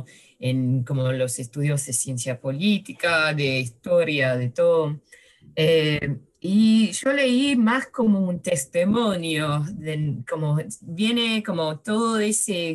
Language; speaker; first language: Spanish; early bilingual, heritage; English